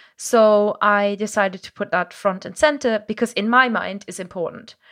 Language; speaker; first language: English; non-native, fluent; German